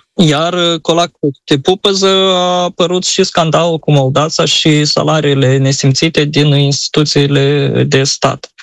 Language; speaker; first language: Romanian; native; Romanian